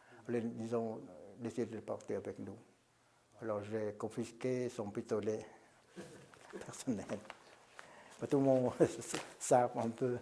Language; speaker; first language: French; non-native, local second language; Vietnamese